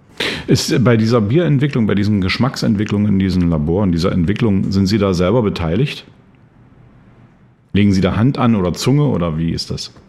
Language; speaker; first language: German; native; German